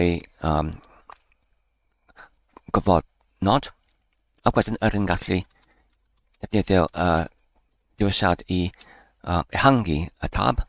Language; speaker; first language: Welsh; non-native, learner; English